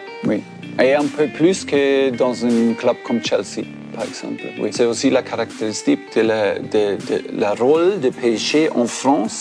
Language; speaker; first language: French; non-native, fluent; German